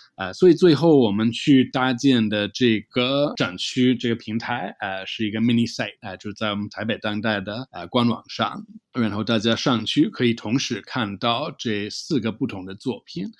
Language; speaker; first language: Chinese; non-native, fluent; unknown